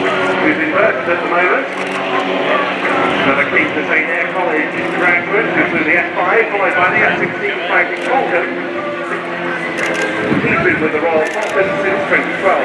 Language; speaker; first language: English; native; English